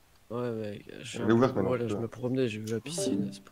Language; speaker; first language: French; native; French